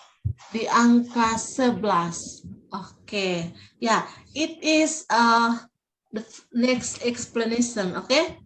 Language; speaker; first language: English; non-native, learner; Indonesian